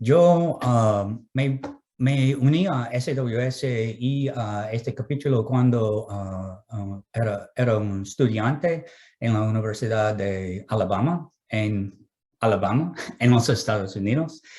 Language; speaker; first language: Spanish; non-native, fluent; English